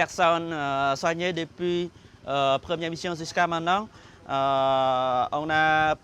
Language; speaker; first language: French; non-native, fluent; Khmer